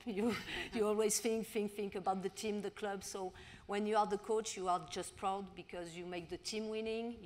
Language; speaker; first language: English; non-native, learner; French